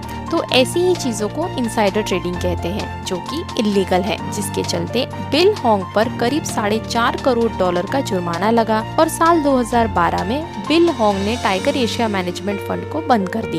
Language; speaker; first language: Hindi; native; Hindi